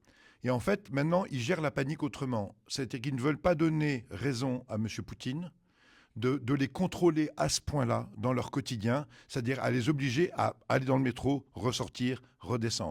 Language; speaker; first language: French; native; French